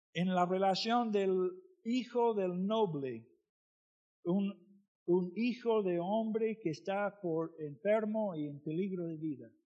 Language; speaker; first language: Spanish; non-native, fluent; English